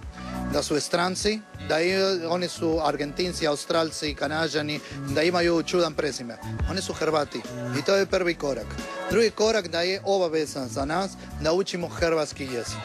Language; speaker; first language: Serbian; non-native, learner; Spanish